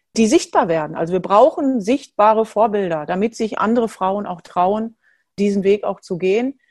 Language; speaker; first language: German; native; German